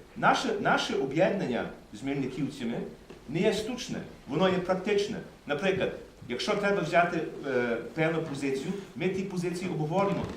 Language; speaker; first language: Ukrainian; early bilingual, heritage; Ukrainian